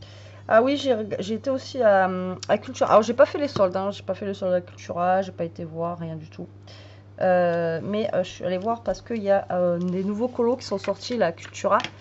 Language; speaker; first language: French; native; French